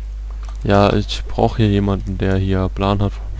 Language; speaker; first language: German; native; German